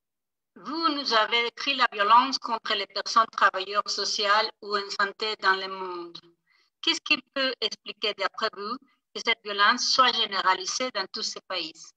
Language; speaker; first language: French; non-native, fluent; Spanish